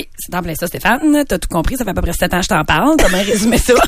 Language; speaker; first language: French; native; French